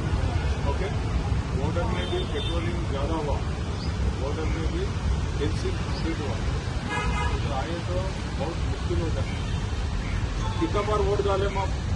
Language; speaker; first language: Hindi; non-native, fluent; Bangla